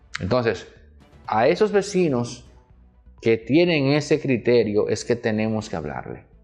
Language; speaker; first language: Spanish; native; Spanish